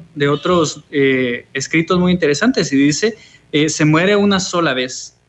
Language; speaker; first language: Spanish; native; Spanish